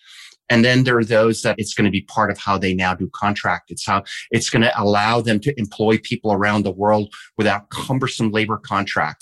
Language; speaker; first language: English; early bilingual, heritage; English